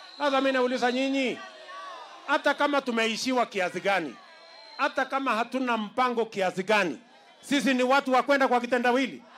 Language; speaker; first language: Swahili; non-native, local second language; Kalenjin